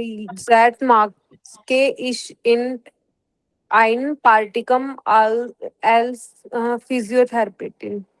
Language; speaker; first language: German; non-native, learner; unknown